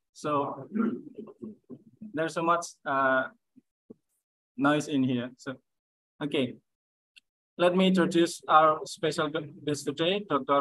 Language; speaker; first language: English; non-native, fluent; Indonesian